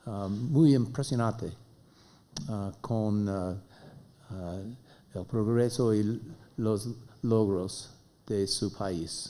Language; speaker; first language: Spanish; non-native, learner; English